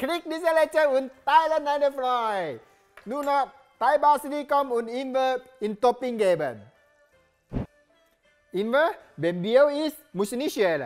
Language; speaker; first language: German; non-native, learner; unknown